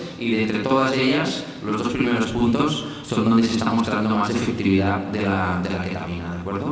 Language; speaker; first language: Spanish; native; Spanish